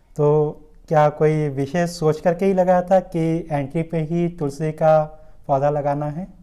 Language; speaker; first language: Hindi; native; Hindi